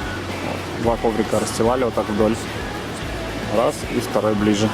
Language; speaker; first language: Russian; native; Russian